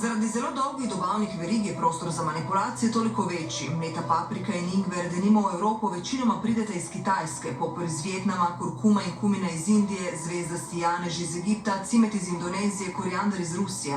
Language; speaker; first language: Slovenian; native; Slovenian